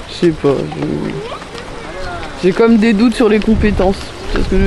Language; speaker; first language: French; native; French